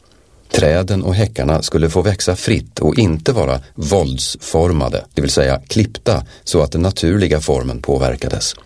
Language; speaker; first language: Swedish; native; Swedish